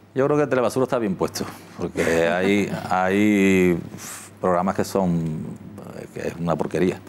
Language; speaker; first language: Spanish; native; Spanish